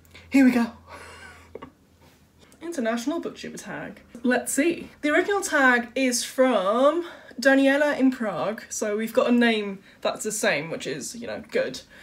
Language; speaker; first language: English; non-native, fluent; Dutch